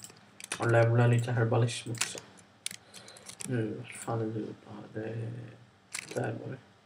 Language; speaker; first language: Swedish; native; Swedish